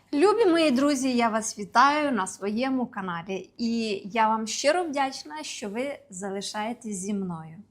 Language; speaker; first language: Ukrainian; native; Ukrainian